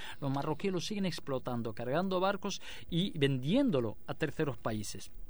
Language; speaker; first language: Spanish; non-native, local second language; Arabic